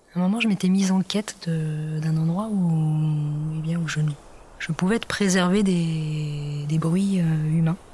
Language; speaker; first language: French; native; French